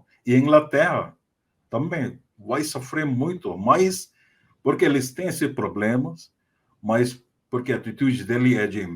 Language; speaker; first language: Portuguese; non-native, fluent; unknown